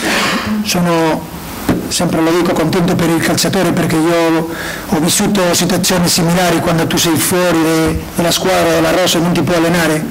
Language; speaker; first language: Italian; non-native, learner; Spanish